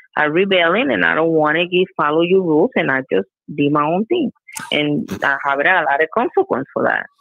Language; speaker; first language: English; non-native, fluent; Spanish